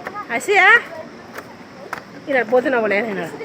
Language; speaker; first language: Nepali; native; Nepali